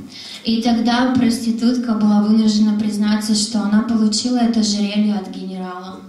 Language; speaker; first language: Russian; native; Russian